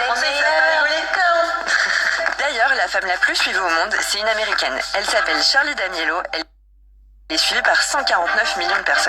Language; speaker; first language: French; native; French